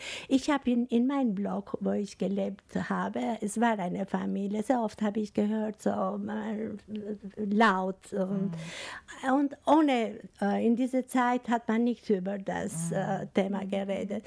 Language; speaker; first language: German; non-native, learner; Albanian